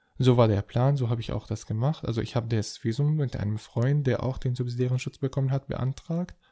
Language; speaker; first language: German; non-native, fluent; Arabic